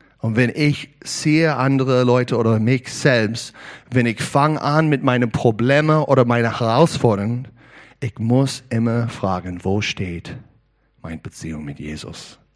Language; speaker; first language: German; non-native, learner; English